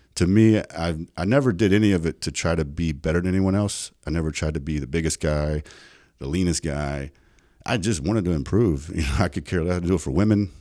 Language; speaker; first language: English; native; English